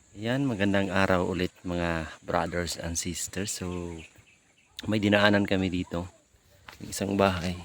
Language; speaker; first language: Filipino; non-native, local second language; Cebuano